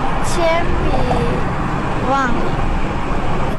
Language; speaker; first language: Chinese; non-native, local second language; Uyghur